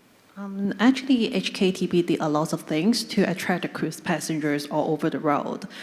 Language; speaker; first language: English; non-native, local second language; Cantonese